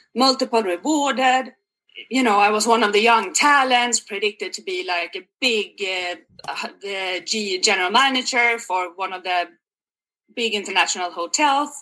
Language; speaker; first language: English; non-native, fluent; Swedish